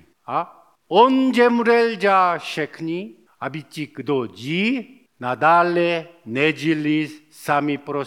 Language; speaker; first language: Czech; non-native, learner; Korean